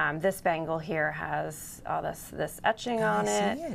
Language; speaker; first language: English; native; English